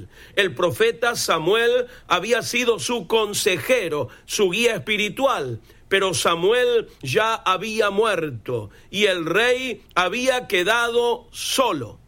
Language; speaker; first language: Spanish; native; Spanish